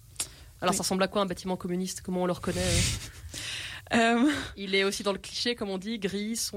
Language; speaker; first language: French; native; French